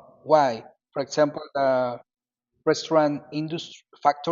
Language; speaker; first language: English; non-native, learner; Spanish